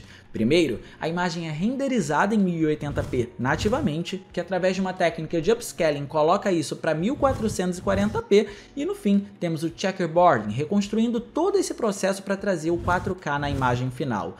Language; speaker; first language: Portuguese; native; Portuguese